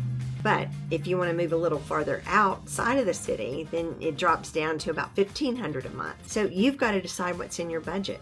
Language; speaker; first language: English; native; English